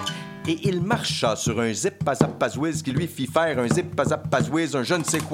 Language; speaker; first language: French; native; French